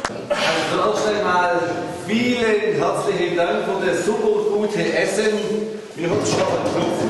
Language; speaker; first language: German; native; German